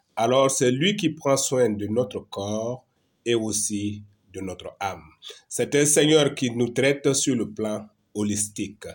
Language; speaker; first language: French; non-native, local second language; Mossi